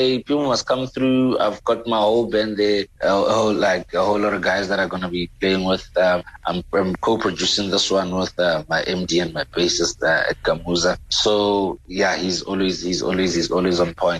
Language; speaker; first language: English; non-native, local second language; Southern Sotho